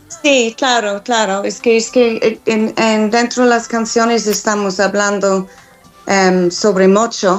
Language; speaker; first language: Spanish; non-native, fluent; English